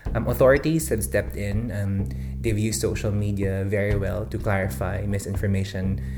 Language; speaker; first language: English; non-native, local second language; Filipino